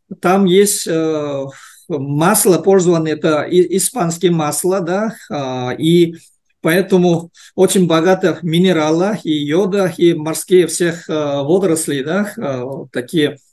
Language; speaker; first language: Russian; non-native, learner; Korean